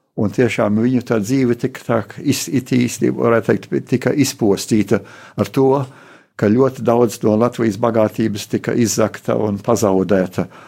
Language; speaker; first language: Latvian; early bilingual, heritage; Latvian